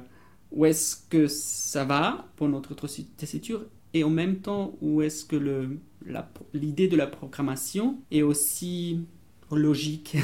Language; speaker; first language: French; non-native, fluent; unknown